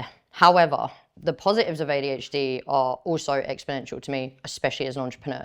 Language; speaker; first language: English; native; English